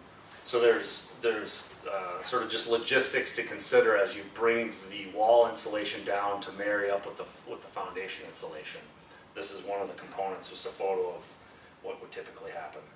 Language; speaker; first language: English; native; English